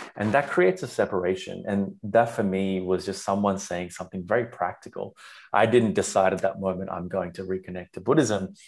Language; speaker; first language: English; non-native, local second language; Sinhala